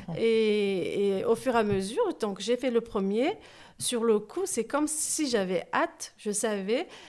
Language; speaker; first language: French; early bilingual, other home language; Turkish